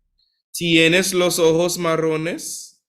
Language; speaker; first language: Spanish; non-native, fluent; English